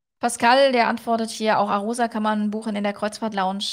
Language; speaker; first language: German; native; German